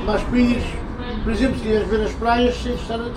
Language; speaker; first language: Portuguese; native; Portuguese